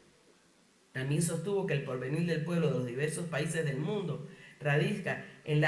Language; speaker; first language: Spanish; native; Spanish